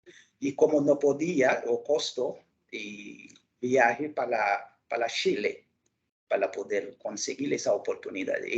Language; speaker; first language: Portuguese; non-native, local second language; Haitian Creole